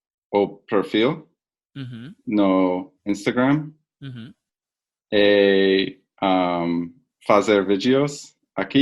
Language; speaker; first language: Portuguese; non-native, learner; English